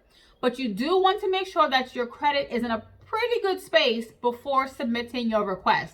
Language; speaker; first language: English; native; English